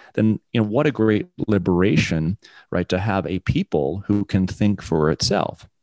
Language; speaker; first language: English; native; English